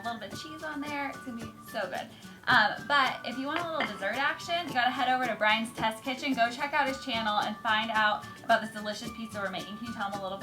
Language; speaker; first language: English; native; English